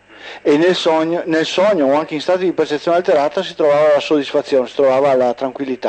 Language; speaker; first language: Italian; native; Italian